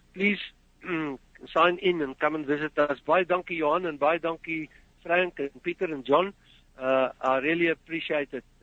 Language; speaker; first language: English; non-native, fluent; Afrikaans